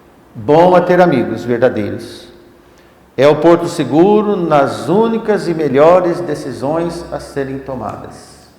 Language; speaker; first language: Portuguese; native; Portuguese